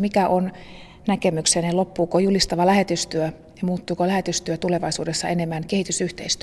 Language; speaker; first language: Finnish; native; Finnish